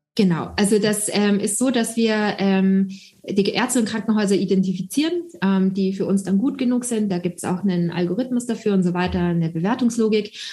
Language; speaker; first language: German; early bilingual, other home language; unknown